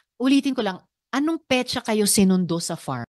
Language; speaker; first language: Filipino; native; Filipino